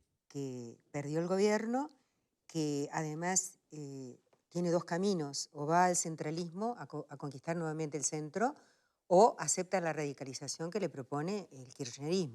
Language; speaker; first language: Spanish; native; Spanish